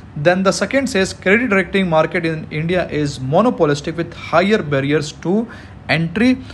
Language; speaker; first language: English; non-native, local second language; Hindi